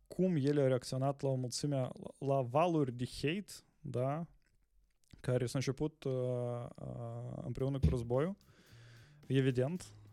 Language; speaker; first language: Romanian; non-native, local second language; Russian